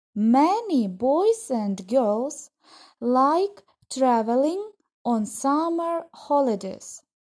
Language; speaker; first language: English; non-native, fluent; Ukrainian